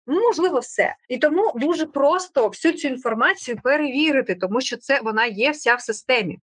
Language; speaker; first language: Ukrainian; non-native, local second language; Russian